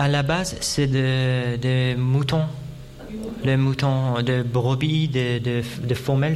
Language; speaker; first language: French; non-native, fluent; Persian